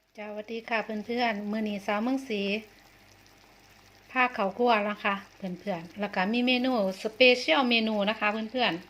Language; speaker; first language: Thai; non-native, local second language; Lao